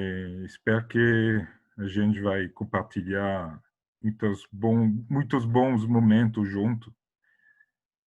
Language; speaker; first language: Portuguese; non-native, fluent; French